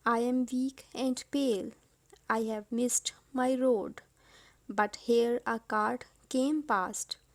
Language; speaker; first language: English; non-native, local second language; Urdu